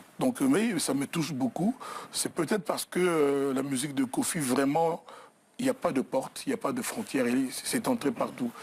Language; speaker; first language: French; non-native, local second language; Lingala